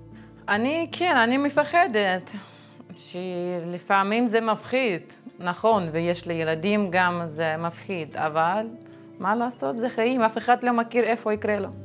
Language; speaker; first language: Hebrew; non-native, fluent; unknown